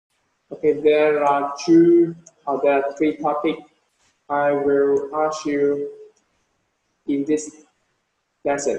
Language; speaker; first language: English; non-native, fluent; Vietnamese